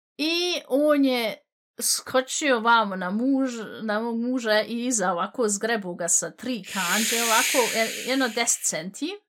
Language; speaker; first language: Bosnian; early bilingual, heritage; Bosnian